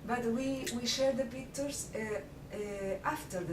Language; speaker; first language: English; non-native, learner; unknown